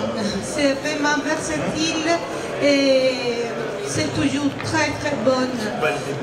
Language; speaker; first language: French; non-native, fluent; Italian